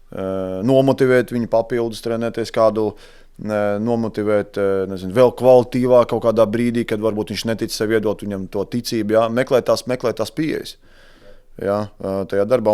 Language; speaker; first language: Latvian; native; Latvian